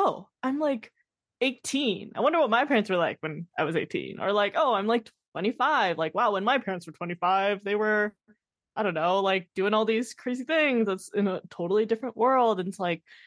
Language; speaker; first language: English; native; English